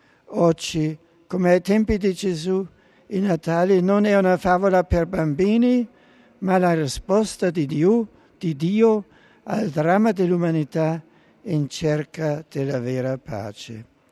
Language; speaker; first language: Italian; non-native, fluent; German